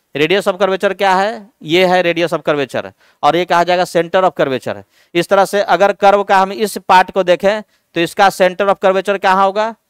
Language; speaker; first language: Hindi; native; Hindi